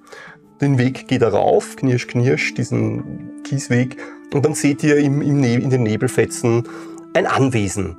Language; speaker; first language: German; native; German